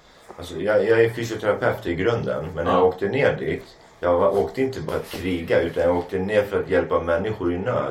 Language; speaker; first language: Swedish; non-native, fluent; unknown